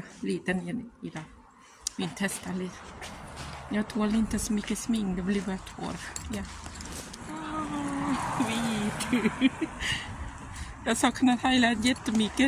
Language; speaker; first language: Swedish; non-native, learner; Thai